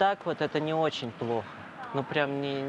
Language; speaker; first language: Russian; native; Russian